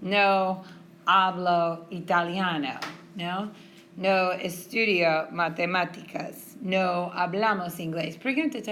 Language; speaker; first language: Spanish; non-native, fluent; English